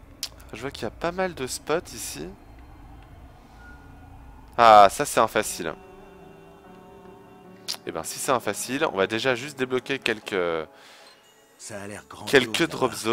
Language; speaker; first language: French; native; French